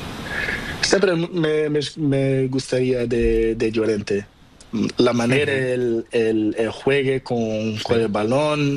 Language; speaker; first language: Spanish; non-native, learner; Portuguese